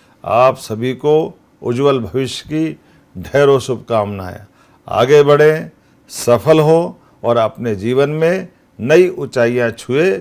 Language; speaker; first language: Hindi; native; Hindi